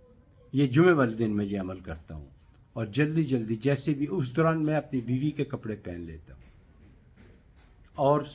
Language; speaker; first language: Urdu; native; Urdu